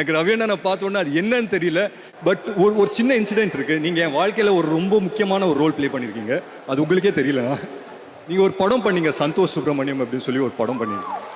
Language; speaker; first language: Tamil; native; Tamil